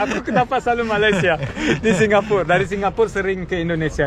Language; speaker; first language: Indonesian; early bilingual, heritage; Indonesian